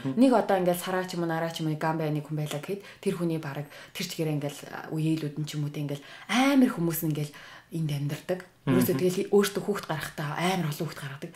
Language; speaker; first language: Mongolian; native; Mongolian